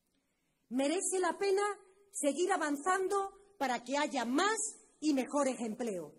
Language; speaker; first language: Spanish; native; Spanish